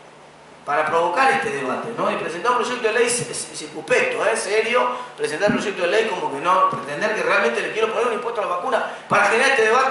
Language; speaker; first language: Spanish; native; Spanish